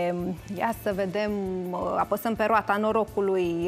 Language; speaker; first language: Romanian; native; Romanian